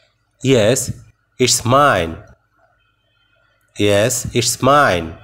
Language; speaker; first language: English; non-native, fluent; Bangla